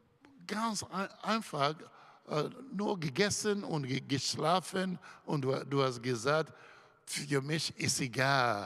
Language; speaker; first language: German; non-native, learner; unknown